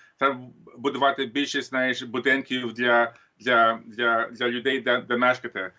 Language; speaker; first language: Ukrainian; early bilingual, heritage; Ukrainian